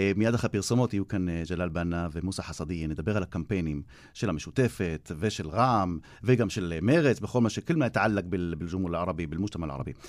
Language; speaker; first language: Hebrew; native; Hebrew